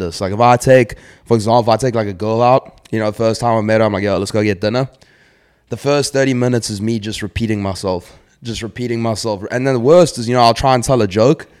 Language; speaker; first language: English; native; English